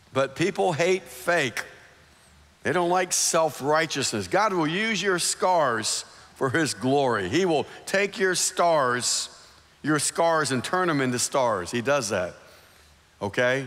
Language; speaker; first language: English; native; English